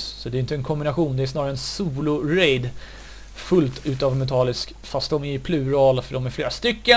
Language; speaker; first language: Swedish; native; Swedish